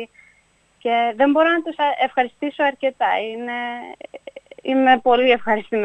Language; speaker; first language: Greek; early bilingual, heritage; Greek